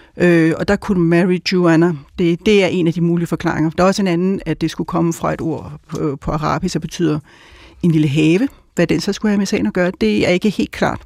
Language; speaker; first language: Danish; native; Danish